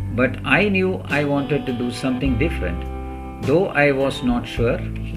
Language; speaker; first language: English; non-native, local second language; Malayalam